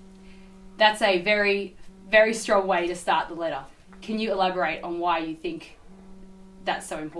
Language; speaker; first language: English; native; English